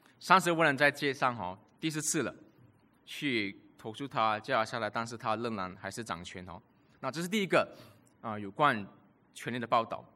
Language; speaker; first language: Chinese; native; Chinese